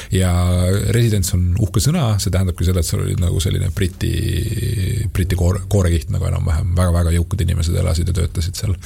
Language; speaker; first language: Estonian; native; Estonian